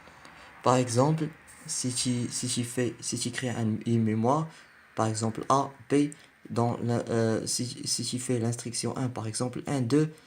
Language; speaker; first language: French; non-native, learner; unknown